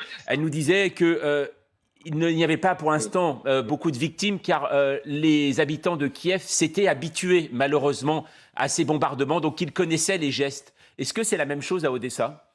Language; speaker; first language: French; native; French